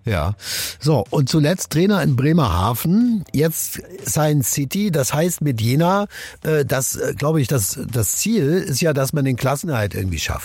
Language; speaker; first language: German; native; German